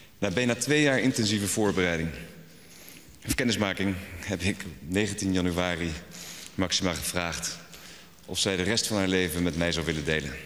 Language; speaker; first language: Dutch; native; Dutch